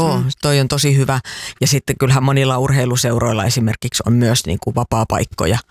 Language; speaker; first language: Finnish; native; Finnish